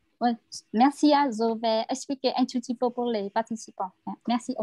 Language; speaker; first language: French; non-native, fluent; Vietnamese